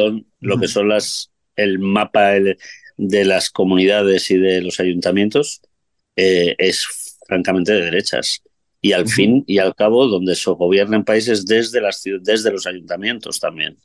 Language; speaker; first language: Spanish; native; Spanish